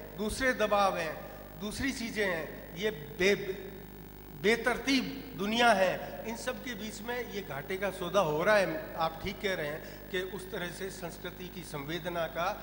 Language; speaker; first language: Hindi; non-native, local second language; Rajasthani